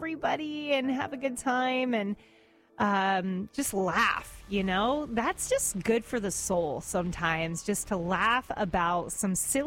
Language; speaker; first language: English; native; English